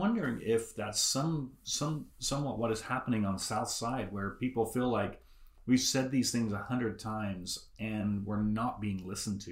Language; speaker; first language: English; native; English